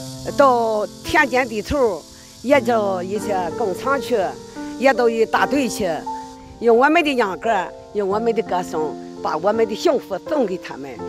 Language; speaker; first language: Chinese; native; Chinese